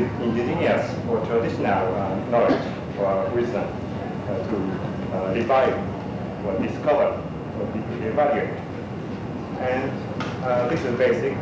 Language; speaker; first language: English; non-native, learner; Japanese